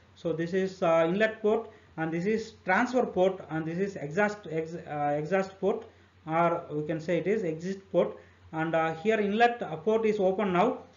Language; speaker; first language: English; non-native, local second language; Telugu